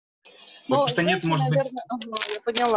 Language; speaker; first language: Russian; native; Russian